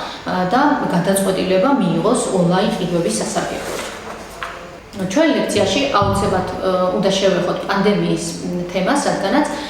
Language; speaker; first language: Georgian; native; Georgian